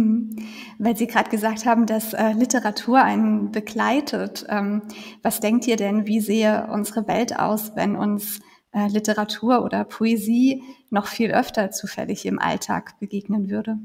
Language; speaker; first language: German; native; German